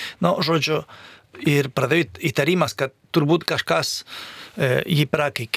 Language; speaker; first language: Lithuanian; non-native, fluent; Spanish